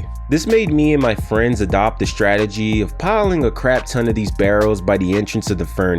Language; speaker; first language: English; native; English